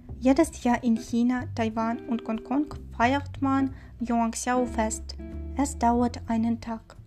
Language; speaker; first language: German; non-native, learner; Chinese